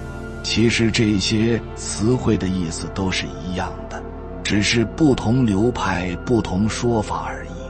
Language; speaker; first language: Chinese; native; Chinese